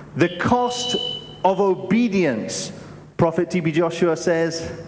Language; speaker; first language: English; native; English